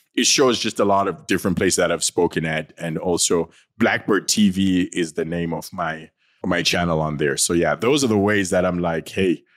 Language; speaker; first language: English; non-native, local second language; North Ndebele